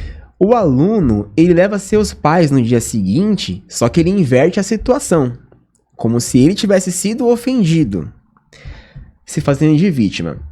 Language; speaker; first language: Portuguese; native; Portuguese